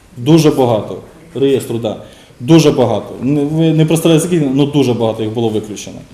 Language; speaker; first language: Ukrainian; native; Ukrainian